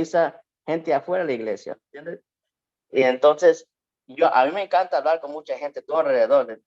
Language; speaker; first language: Spanish; early bilingual, heritage; Spanish